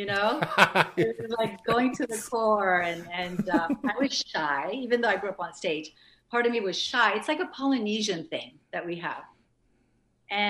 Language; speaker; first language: English; early bilingual, other home language; French